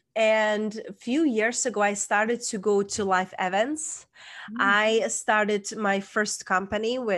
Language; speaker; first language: English; non-native, fluent; Czech